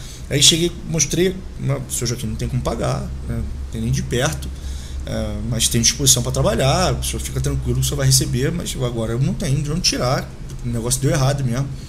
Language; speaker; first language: Portuguese; native; Portuguese